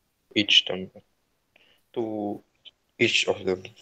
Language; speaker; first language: English; non-native, learner; Chinese